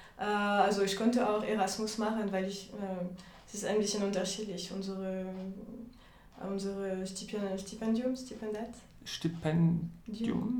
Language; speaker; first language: German; non-native, fluent; French